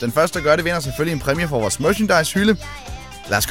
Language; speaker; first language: Danish; native; Danish